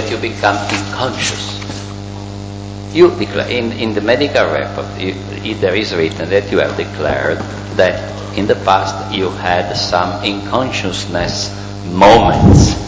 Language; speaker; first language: English; non-native, fluent; Italian